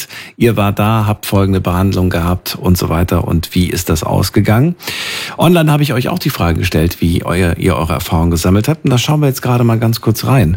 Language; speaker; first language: German; native; German